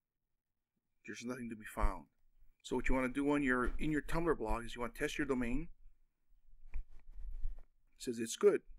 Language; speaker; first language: English; native; English